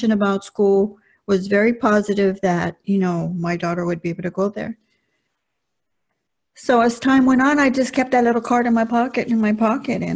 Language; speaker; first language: English; early bilingual, other home language; Spanish